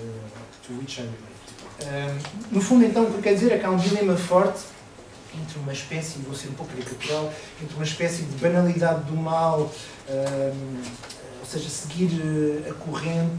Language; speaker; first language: Portuguese; native; Portuguese